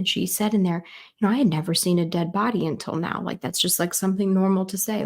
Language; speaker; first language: English; native; English